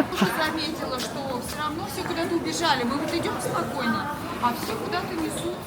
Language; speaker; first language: Russian; native; Russian